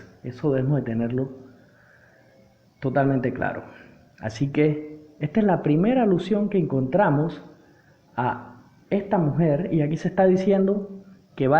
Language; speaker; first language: Spanish; native; Spanish